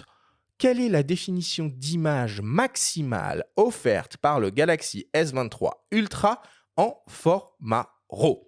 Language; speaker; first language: French; native; French